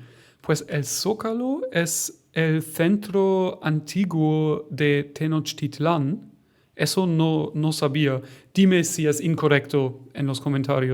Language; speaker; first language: Spanish; non-native, fluent; German